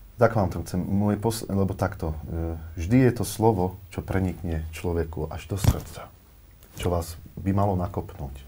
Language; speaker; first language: Slovak; native; Slovak